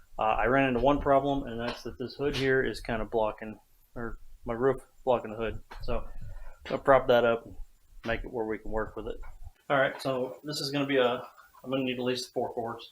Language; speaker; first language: English; native; English